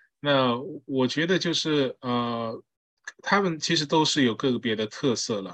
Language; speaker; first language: Chinese; early bilingual, heritage; Chinese